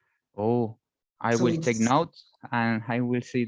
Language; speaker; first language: English; non-native, learner; Spanish